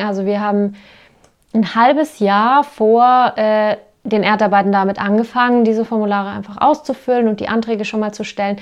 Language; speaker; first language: German; native; German